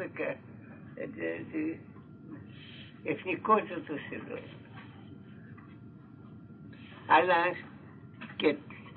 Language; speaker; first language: Greek; non-native, fluent; Russian